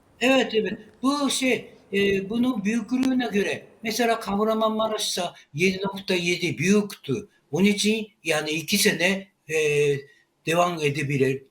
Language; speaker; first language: Turkish; non-native, learner; Japanese